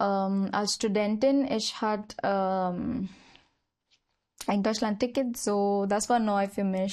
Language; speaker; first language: German; non-native, learner; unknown